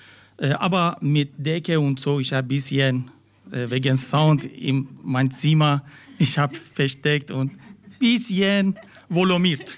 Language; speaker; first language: German; non-native, learner; Persian